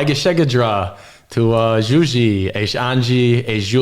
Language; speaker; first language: Hungarian; non-native, learner; English